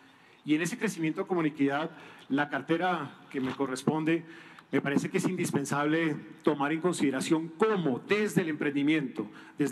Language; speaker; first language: Spanish; native; Spanish